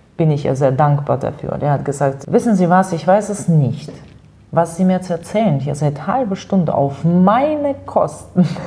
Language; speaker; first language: German; non-native, fluent; Russian